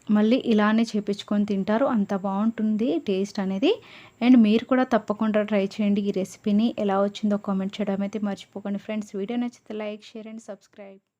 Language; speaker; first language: Telugu; non-native, local second language; Lambadi